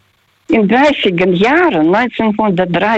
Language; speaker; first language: German; non-native, fluent; Russian